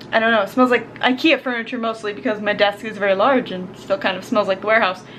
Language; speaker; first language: English; native; English